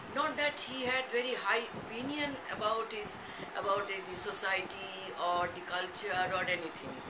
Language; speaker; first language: English; non-native, local second language; Bangla